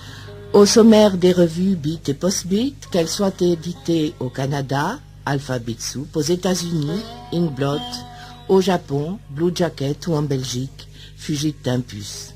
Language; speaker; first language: French; native; French